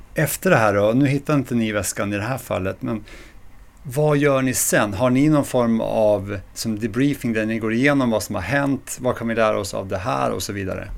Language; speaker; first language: Swedish; native; Swedish